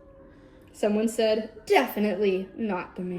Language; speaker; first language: English; native; English